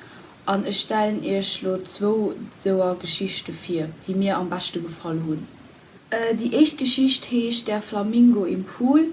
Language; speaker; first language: German; non-native, local second language; Luxembourgish